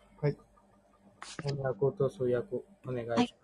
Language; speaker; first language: Japanese; non-native, learner; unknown